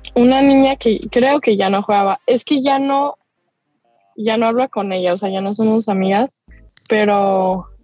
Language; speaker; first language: Spanish; early bilingual, other home language; English